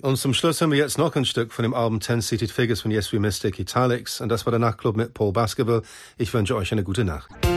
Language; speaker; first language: German; non-native, fluent; English